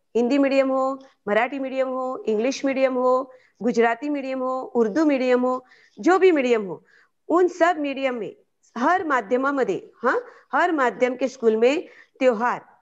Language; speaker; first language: Hindi; non-native, local second language; Marathi